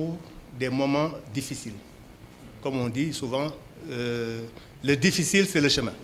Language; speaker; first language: French; non-native, local second language; Wolof